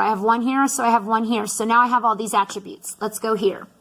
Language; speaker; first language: English; native; English